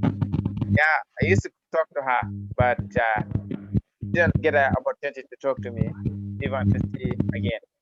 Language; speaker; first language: English; non-native, learner; Arabic